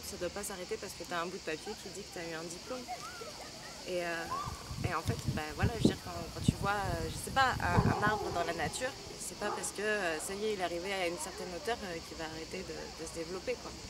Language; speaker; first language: French; native; French